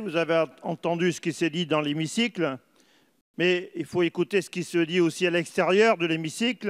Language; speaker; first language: French; native; French